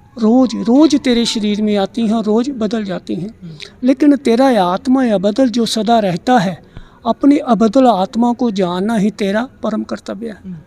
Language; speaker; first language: Hindi; non-native, local second language; Punjabi